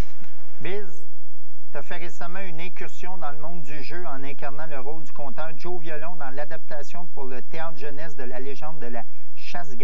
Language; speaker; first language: French; native; French